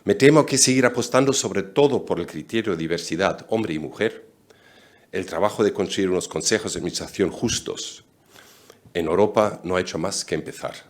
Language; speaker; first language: Spanish; non-native, fluent; German